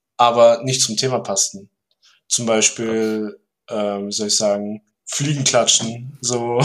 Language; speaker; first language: German; early bilingual, other home language; Turkish